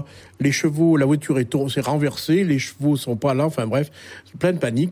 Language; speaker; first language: French; native; French